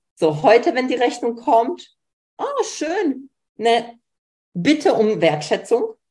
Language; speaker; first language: German; early bilingual, other home language; Polish